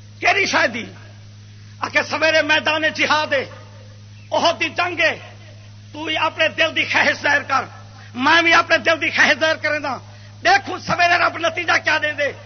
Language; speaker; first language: Urdu; native; Urdu